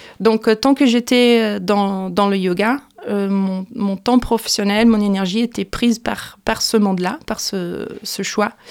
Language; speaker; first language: French; non-native, fluent; Portuguese